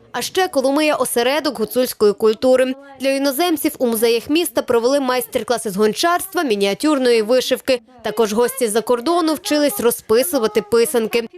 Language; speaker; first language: Ukrainian; native; Ukrainian